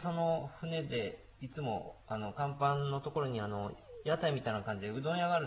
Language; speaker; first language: Japanese; native; Japanese